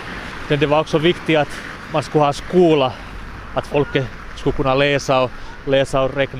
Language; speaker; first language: Swedish; non-native, local second language; Finnish